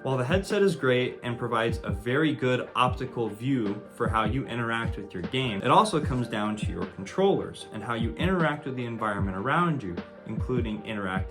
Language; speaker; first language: English; native; English